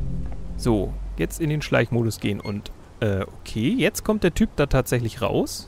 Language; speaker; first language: German; native; German